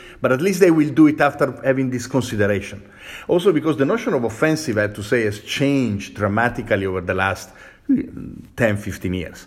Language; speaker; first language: English; non-native, fluent; Italian